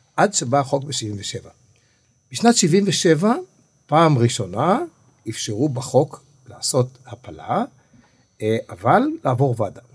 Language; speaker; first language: Hebrew; native; Hebrew